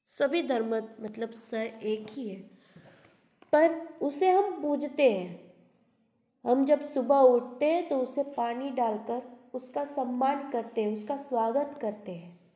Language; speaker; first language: Hindi; non-native, local second language; Gujarati